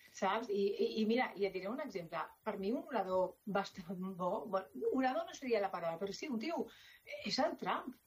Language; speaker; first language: Catalan; non-native, local second language; Spanish